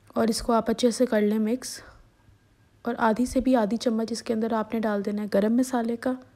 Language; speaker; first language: Urdu; non-native, local second language; Punjabi